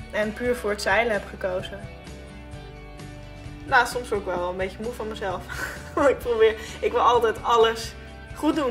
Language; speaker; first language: Dutch; native; Dutch